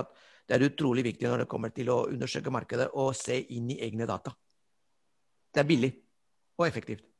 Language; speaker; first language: Norwegian; non-native, fluent; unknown